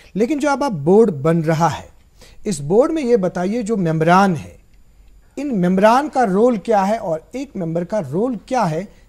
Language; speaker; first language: Hindi; non-native, local second language; Kashmiri